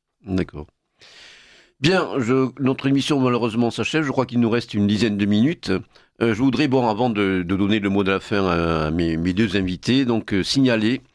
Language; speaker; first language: French; native; French